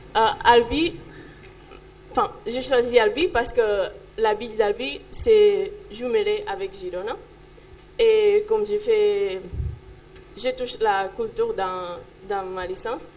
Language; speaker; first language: French; non-native, fluent; Catalan